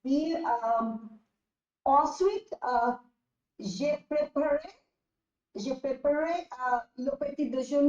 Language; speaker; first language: French; non-native, learner; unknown